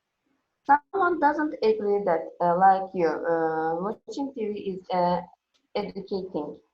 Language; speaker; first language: English; non-native, fluent; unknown